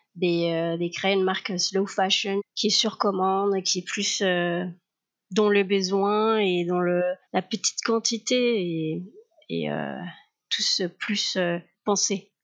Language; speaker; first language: French; non-native, fluent; Spanish